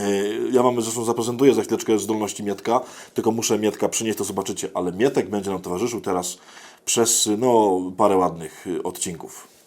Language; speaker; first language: Polish; native; Polish